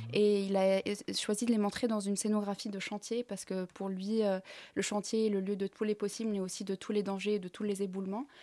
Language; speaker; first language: French; non-native, local second language; Arabic